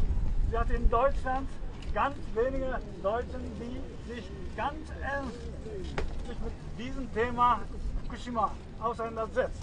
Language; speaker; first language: German; non-native, fluent; Japanese